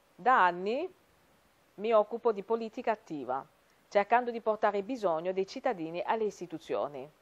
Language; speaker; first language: Italian; non-native, fluent; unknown